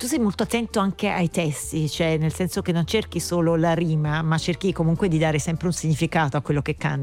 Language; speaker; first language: Italian; native; Italian